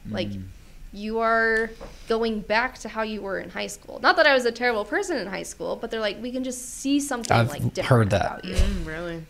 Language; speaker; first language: English; native; English